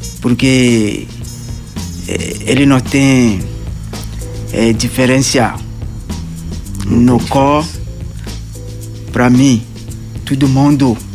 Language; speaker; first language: Portuguese; non-native, learner; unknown